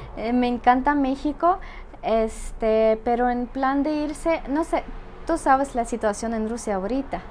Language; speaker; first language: Spanish; non-native, fluent; Russian